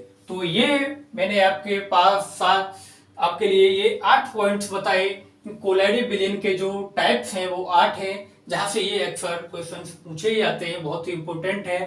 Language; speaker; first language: Hindi; native; Hindi